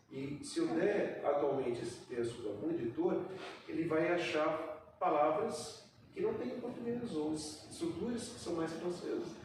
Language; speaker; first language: Portuguese; native; Portuguese